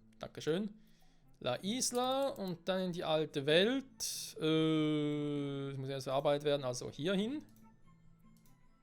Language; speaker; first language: German; native; German